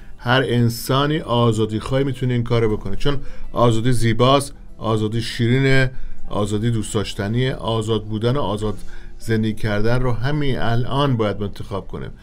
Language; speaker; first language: Persian; native; Persian